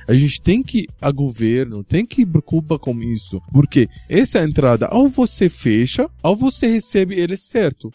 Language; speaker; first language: Portuguese; non-native, learner; Arabic